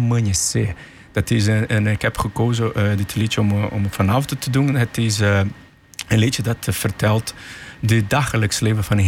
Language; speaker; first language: Dutch; non-native, fluent; Portuguese